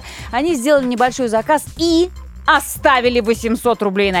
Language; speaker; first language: Russian; native; Russian